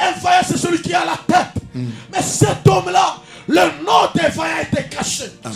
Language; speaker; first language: French; non-native, local second language; Swahili